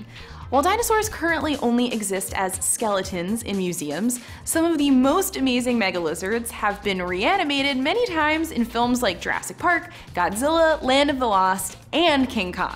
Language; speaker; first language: English; native; English